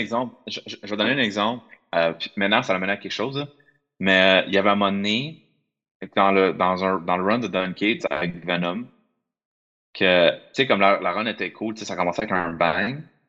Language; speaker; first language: French; native; French